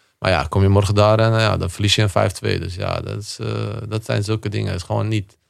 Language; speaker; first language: Dutch; early bilingual, other home language; Bosnian